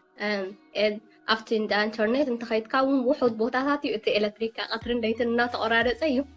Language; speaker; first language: Tigrinya; early bilingual, heritage; Tigrinya